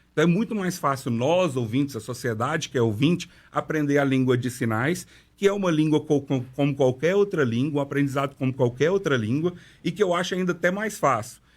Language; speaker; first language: Portuguese; non-native, local second language; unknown